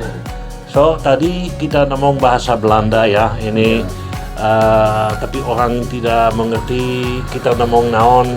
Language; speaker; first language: Indonesian; non-native, fluent; Dutch